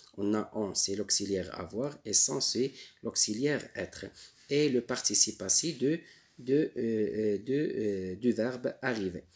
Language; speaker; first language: French; non-native, local second language; Arabic